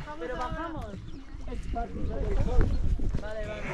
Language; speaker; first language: Spanish; non-native, learner; Turkish